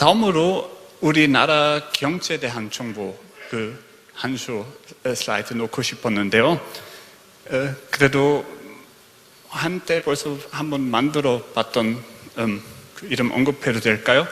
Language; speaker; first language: Korean; non-native, fluent; German